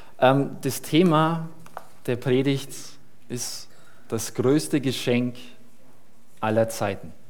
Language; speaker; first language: German; early bilingual, other home language; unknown